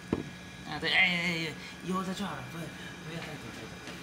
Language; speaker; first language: Chinese; non-native, learner; Japanese